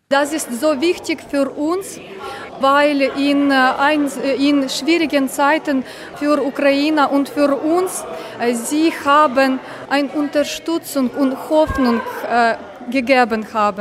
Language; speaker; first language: German; non-native, learner; Ukrainian